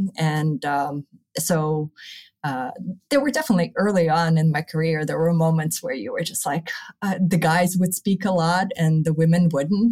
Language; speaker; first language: English; early bilingual, other home language; Russian